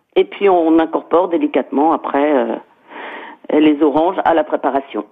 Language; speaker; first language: French; native; French